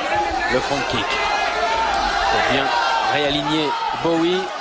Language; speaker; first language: French; native; French